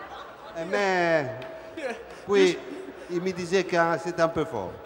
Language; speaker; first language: French; non-native, fluent; Italian